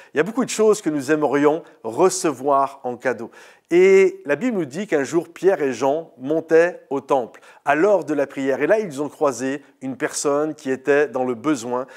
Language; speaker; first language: French; native; French